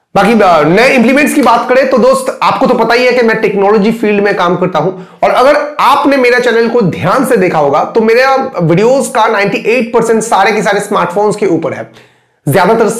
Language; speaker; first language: Hindi; non-native, local second language; Bangla